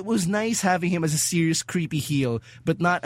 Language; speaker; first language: English; non-native, local second language; Filipino